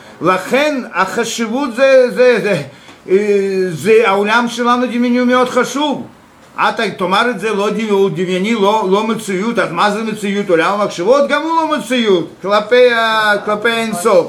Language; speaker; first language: Hebrew; non-native, fluent; Russian